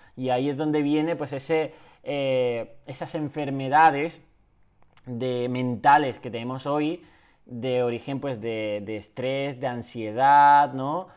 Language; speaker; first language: Spanish; native; Spanish